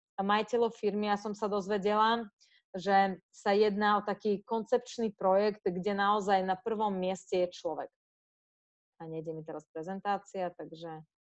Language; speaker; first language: Slovak; non-native, fluent; Russian